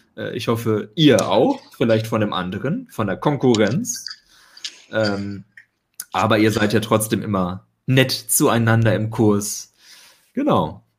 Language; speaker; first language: German; native; German